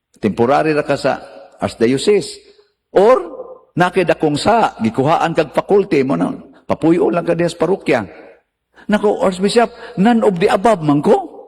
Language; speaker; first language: Cebuano; native; Cebuano